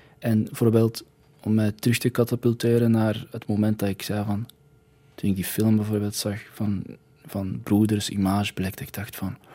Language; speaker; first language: Dutch; early bilingual, other home language; Arabic